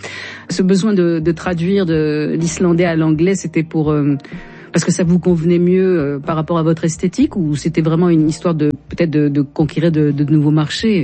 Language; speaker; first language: French; native; French